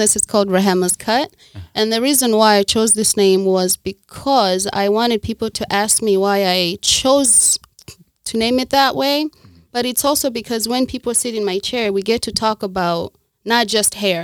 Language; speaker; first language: English; non-native, local second language; Kinyarwanda